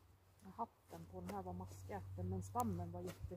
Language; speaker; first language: Swedish; native; Swedish